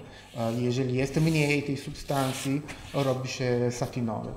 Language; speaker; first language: Polish; non-native, fluent; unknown